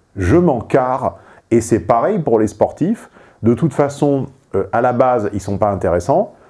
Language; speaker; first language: French; native; French